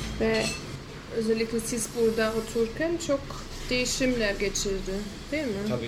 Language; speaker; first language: Turkish; non-native, learner; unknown